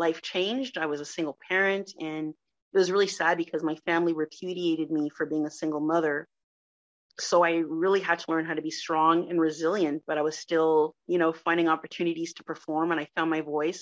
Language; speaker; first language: English; non-native, fluent; French